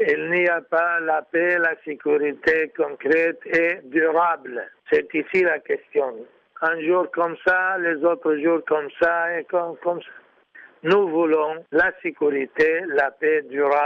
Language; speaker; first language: French; non-native, learner; Arabic